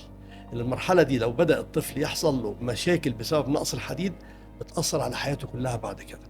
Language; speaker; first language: Arabic; native; Arabic